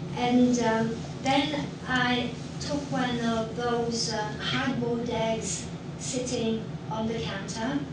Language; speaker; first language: English; non-native, fluent; French